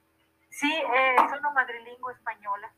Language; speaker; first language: Italian; non-native, fluent; Spanish